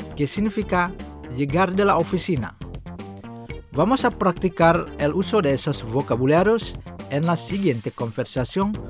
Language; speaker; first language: Spanish; non-native, fluent; Indonesian